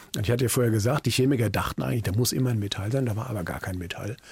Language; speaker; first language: German; native; German